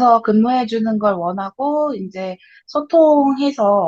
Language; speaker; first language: Korean; native; Korean